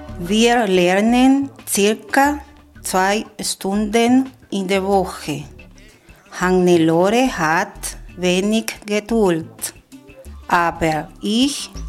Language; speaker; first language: German; non-native, learner; Spanish